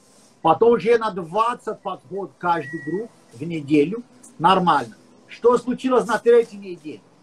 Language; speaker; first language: Russian; non-native, learner; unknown